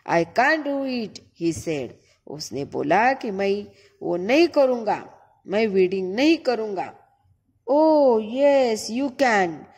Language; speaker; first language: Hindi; non-native, local second language; Marathi